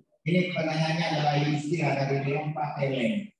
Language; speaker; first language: Indonesian; native; Indonesian